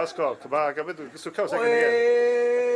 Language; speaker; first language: Italian; native; Italian